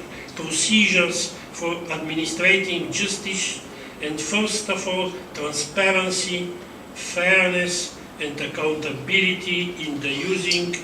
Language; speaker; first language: English; non-native, fluent; Bulgarian